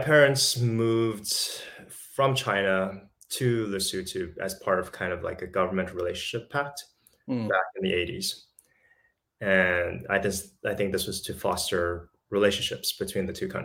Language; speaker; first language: English; early bilingual, other home language; Chinese